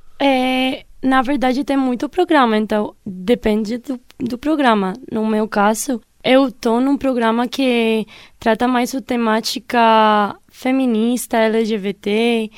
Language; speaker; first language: Portuguese; non-native, fluent; Spanish